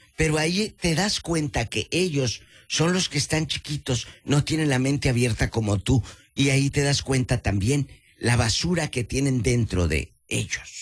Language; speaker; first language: Spanish; native; Spanish